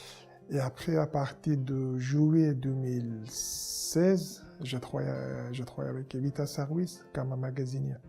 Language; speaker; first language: French; non-native, learner; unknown